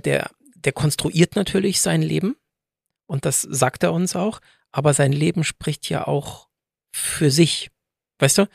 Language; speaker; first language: German; native; German